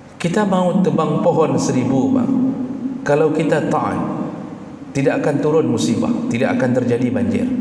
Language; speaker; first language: Malay; non-native, local second language; Achinese